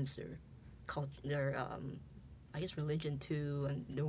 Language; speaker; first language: English; non-native, local second language; Chinese